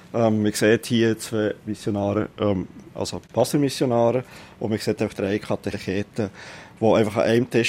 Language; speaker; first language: German; native; German